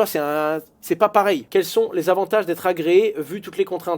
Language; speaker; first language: French; native; French